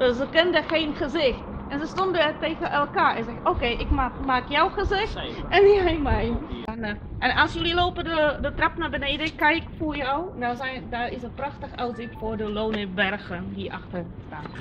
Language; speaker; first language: Dutch; non-native, fluent; Czech